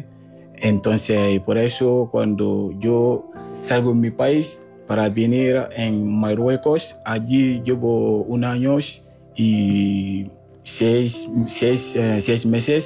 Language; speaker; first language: Spanish; non-native, learner; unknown